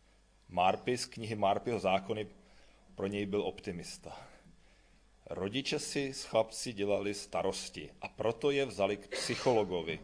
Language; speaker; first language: Czech; native; Czech